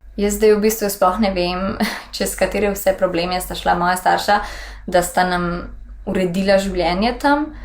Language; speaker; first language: Slovenian; native; Slovenian